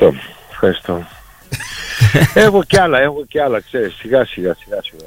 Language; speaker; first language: Greek; early bilingual, heritage; Greek